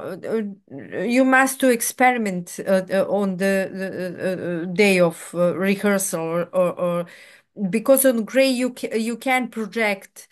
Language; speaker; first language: English; non-native, fluent; Serbian